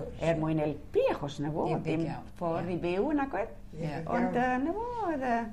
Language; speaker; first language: Welsh; early bilingual, heritage; Welsh